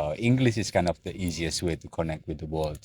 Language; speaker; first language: English; non-native, learner; Indonesian